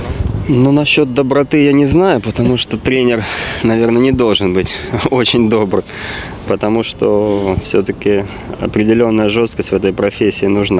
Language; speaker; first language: Russian; native; Russian